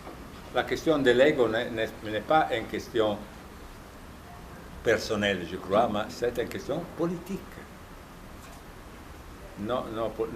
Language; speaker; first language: French; non-native, fluent; Italian